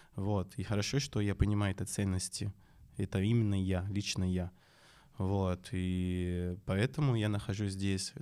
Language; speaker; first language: Russian; non-native, fluent; Portuguese